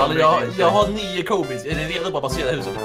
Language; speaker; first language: Swedish; native; Swedish